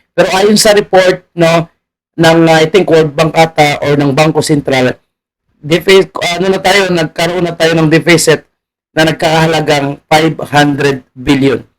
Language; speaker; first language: Filipino; native; Filipino